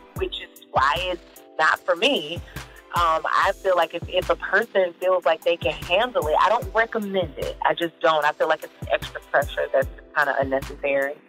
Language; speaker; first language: English; native; English